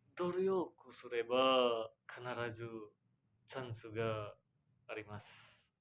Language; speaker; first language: Japanese; non-native, learner; Indonesian